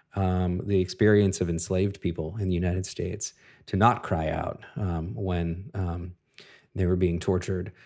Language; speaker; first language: English; native; English